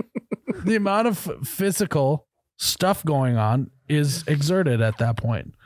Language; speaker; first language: English; native; English